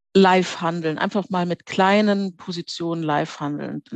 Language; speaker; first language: German; native; German